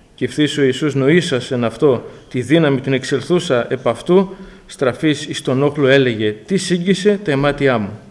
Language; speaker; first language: Greek; native; Greek